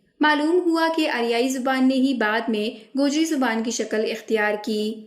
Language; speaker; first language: Urdu; non-native, local second language; Gujari